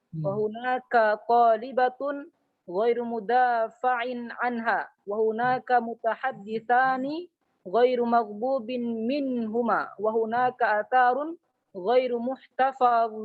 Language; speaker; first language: Arabic; non-native, learner; Indonesian